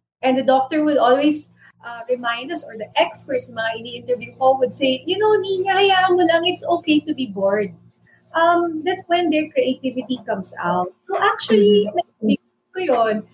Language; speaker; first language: English; non-native, local second language; Iloko